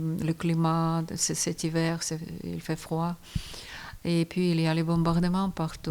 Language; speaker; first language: French; non-native, fluent; Ukrainian